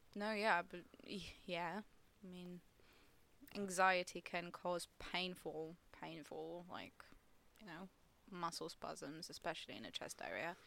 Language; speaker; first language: English; non-native, fluent; Polish